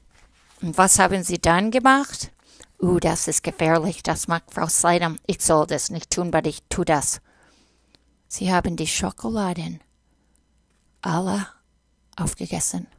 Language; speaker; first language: German; non-native, fluent; English